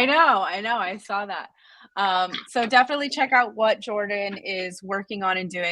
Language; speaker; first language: English; native; English